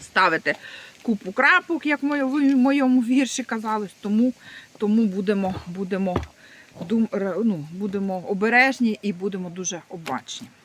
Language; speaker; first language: Ukrainian; non-native, local second language; Russian